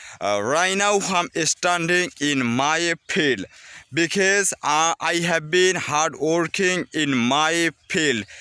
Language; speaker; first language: English; non-native, learner; Bangla